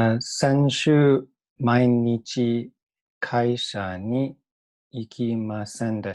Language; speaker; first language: Japanese; non-native, learner; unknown